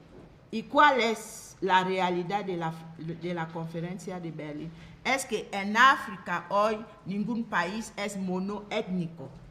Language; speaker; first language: Spanish; non-native, fluent; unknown